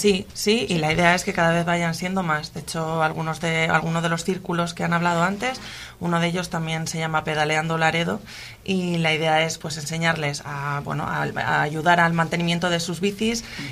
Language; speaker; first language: Spanish; native; Spanish